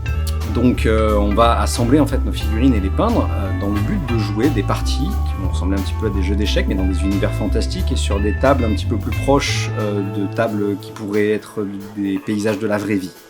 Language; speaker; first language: French; native; French